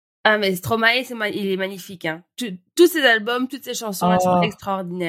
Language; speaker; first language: French; native; French